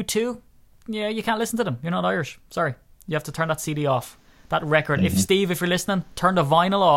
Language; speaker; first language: English; native; English